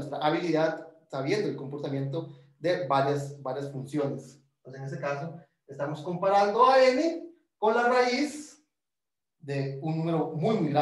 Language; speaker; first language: Spanish; native; Spanish